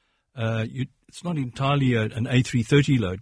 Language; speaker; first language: English; native; English